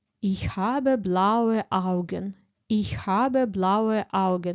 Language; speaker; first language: German; non-native, fluent; Ukrainian